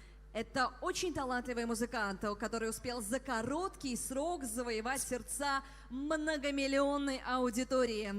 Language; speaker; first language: Russian; native; Russian